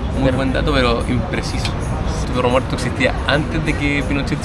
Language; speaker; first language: Spanish; native; Spanish